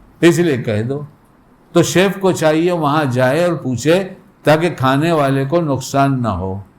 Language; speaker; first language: Urdu; native; Urdu